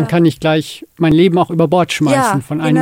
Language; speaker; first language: German; native; German